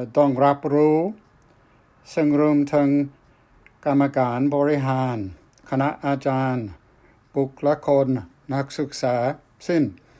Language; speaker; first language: Thai; non-native, fluent; English